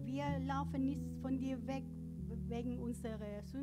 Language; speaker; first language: German; non-native, learner; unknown